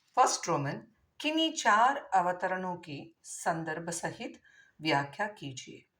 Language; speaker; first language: Hindi; non-native, local second language; Tamil